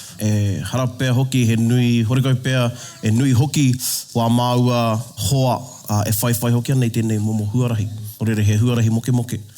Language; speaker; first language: Māori; native; Māori